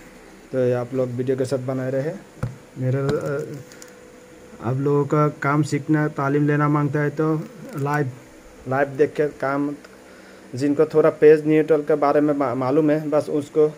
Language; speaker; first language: Hindi; non-native, fluent; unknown